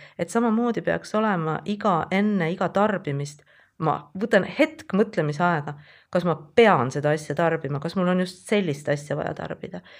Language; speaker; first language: Estonian; native; Estonian